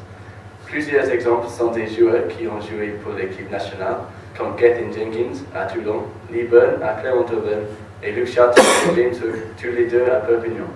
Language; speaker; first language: French; non-native, learner; English